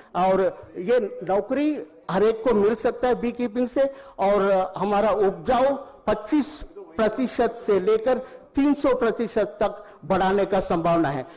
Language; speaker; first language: Hindi; non-native, local second language; Tamil